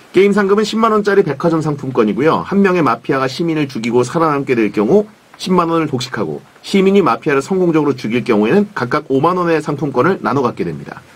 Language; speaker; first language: Korean; native; Korean